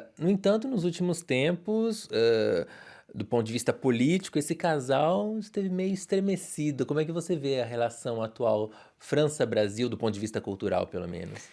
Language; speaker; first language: Portuguese; native; Portuguese